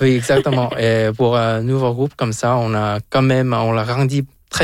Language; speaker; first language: French; non-native, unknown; Vietnamese